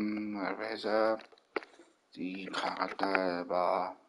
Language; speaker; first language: German; non-native, learner; Vietnamese